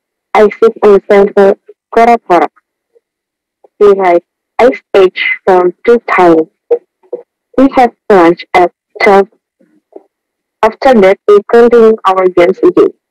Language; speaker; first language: English; non-native, learner; Indonesian